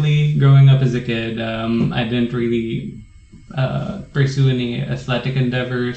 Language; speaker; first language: English; non-native, local second language; Filipino